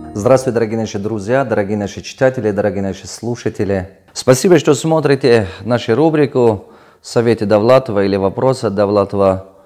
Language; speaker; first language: Russian; non-native, local second language; Tajik